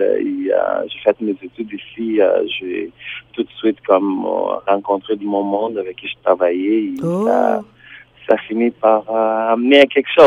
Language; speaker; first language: French; non-native, fluent; Tsonga